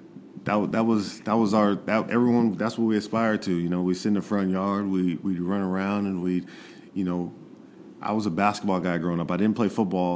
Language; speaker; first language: English; native; English